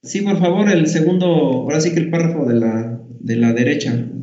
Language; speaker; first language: Spanish; native; Spanish